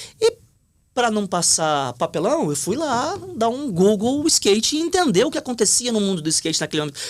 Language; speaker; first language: Portuguese; native; Portuguese